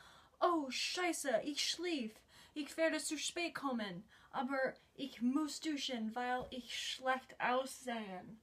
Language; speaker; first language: German; non-native, learner; English